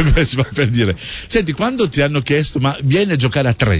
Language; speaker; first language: Italian; native; Italian